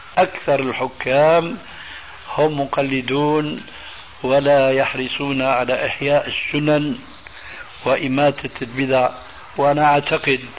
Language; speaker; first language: Arabic; early bilingual, other home language; Albanian